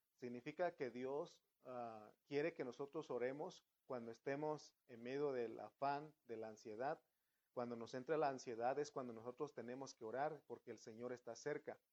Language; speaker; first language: Spanish; native; Spanish